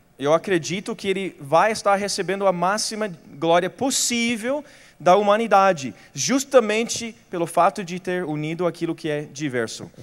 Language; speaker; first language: Portuguese; non-native, fluent; English